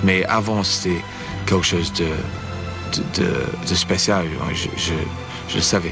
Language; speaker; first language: French; non-native, fluent; English